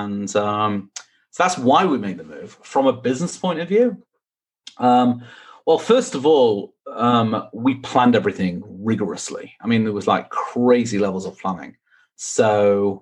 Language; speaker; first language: English; native; English